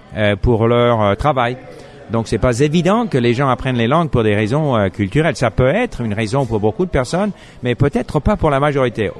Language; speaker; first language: French; non-native, fluent; English